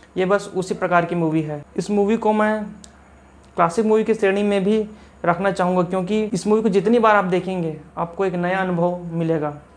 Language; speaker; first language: Hindi; native; Hindi